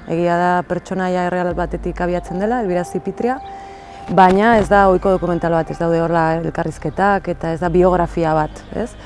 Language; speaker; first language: Basque; native; Basque